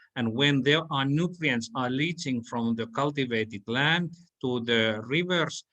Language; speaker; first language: English; non-native, fluent; Finnish